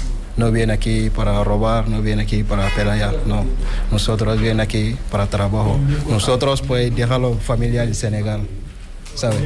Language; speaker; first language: Spanish; non-native, learner; Wolof